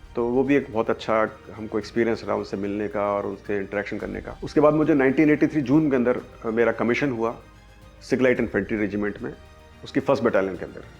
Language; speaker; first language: Hindi; native; Hindi